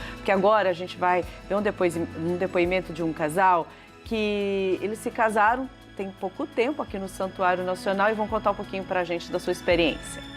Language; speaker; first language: Portuguese; native; Portuguese